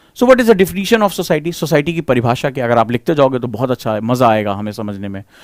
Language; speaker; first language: Hindi; native; Hindi